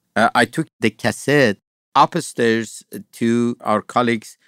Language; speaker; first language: English; non-native, fluent; Persian